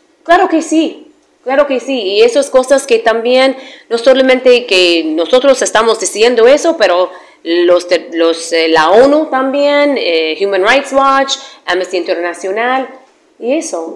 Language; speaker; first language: Spanish; non-native, fluent; Arabic